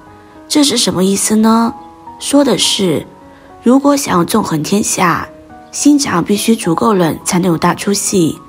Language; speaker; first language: Chinese; native; Chinese